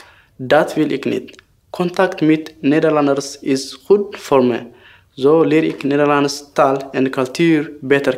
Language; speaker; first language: Dutch; non-native, learner; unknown